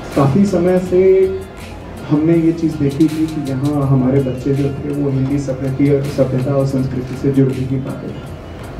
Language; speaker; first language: Hindi; native; Hindi